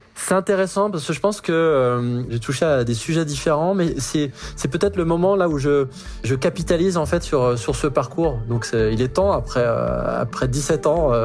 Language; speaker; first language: French; native; French